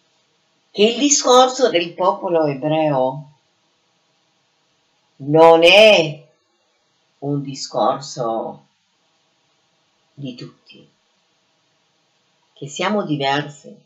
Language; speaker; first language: Italian; non-native, fluent; English